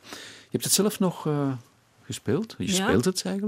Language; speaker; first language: Dutch; native; Dutch